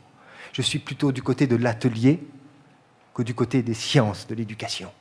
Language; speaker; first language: French; native; French